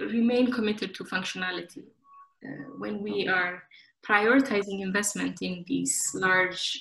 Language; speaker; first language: English; non-native, local second language; Amharic